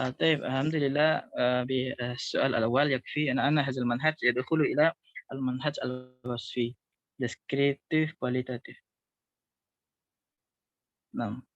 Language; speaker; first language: Arabic; non-native, learner; Indonesian